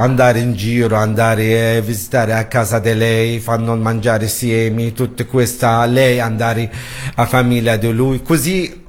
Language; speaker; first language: Italian; non-native, learner; Arabic